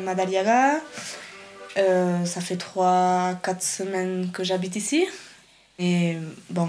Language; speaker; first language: French; non-native, local second language; Basque